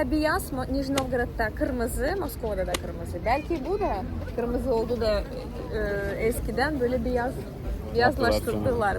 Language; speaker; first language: Turkish; non-native, fluent; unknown